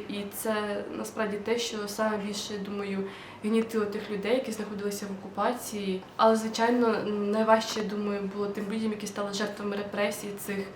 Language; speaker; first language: Ukrainian; non-native, local second language; Russian